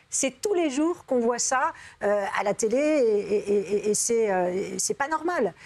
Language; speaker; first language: French; early bilingual, other home language; Turkish